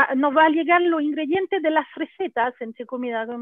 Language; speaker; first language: Spanish; non-native, fluent; French